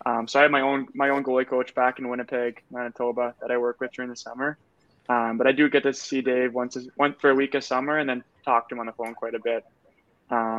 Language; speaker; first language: English; native; English